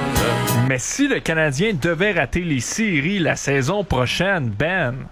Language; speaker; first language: French; native; French